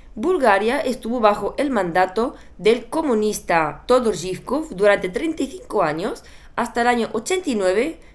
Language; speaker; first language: Spanish; non-native, fluent; Bulgarian